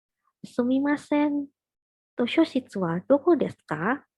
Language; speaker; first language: Japanese; non-native, learner; Indonesian